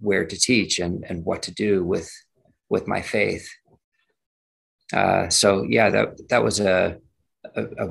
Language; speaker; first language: English; native; English